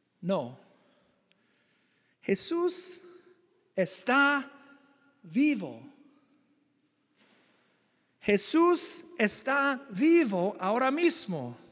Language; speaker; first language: Spanish; non-native, fluent; English